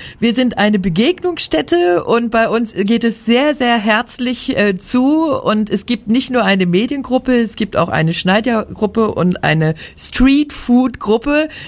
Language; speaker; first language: German; native; German